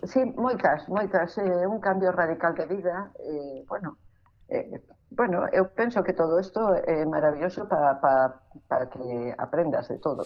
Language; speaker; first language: Galician; non-native, local second language; Spanish